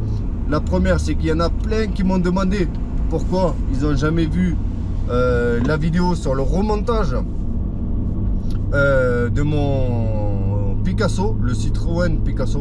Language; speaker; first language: French; native; French